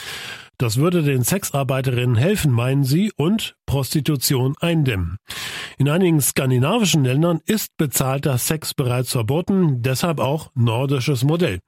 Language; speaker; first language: German; native; German